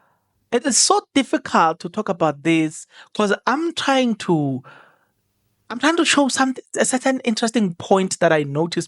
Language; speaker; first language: English; non-native, local second language; Zulu